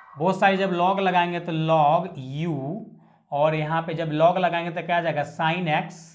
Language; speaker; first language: Hindi; native; Hindi